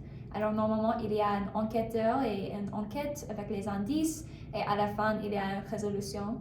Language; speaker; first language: French; non-native, learner; English